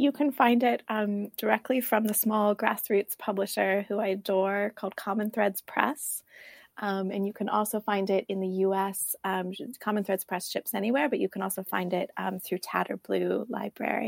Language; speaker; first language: English; native; English